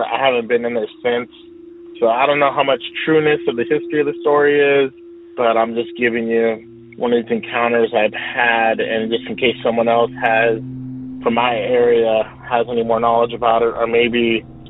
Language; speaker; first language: English; native; English